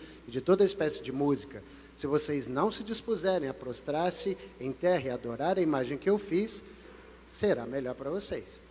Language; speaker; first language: Portuguese; native; Portuguese